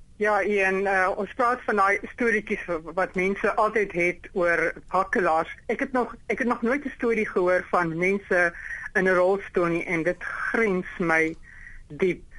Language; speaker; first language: Afrikaans; non-native, local second language; English